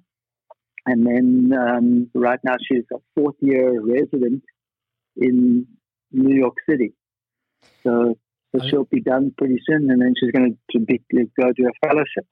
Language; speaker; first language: English; native; English